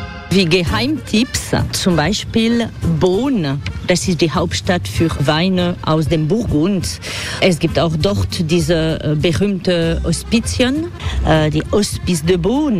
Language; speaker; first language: German; non-native, learner; French